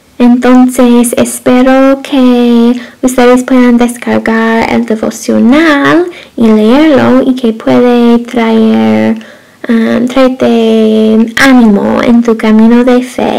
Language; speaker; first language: Spanish; non-native, fluent; English